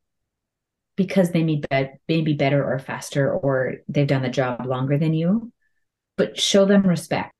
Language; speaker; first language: English; native; English